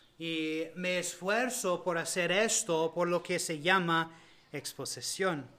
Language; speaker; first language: Spanish; non-native, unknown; English